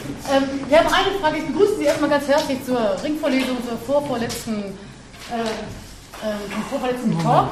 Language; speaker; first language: German; native; German